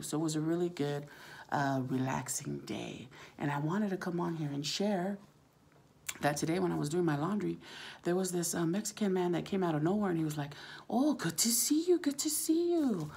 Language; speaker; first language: English; native; English